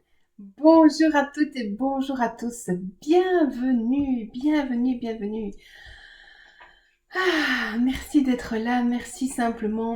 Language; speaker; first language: French; native; French